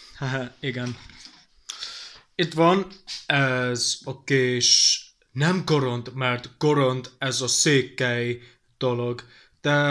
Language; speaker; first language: Hungarian; non-native, learner; Welsh